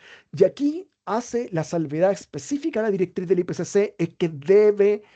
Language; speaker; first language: Spanish; native; Spanish